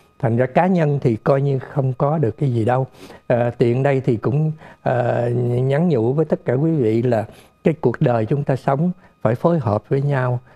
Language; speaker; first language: Vietnamese; native; Vietnamese